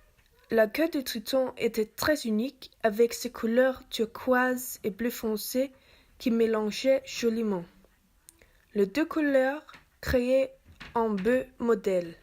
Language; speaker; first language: French; non-native, learner; English